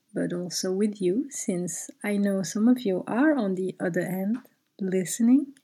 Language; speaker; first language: English; non-native, fluent; Turkish